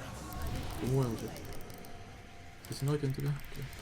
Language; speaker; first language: French; native; French